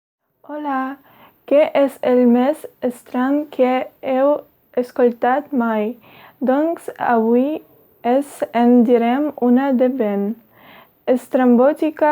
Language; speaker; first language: Catalan; non-native, learner; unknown